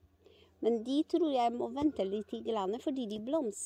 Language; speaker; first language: Norwegian; non-native, learner; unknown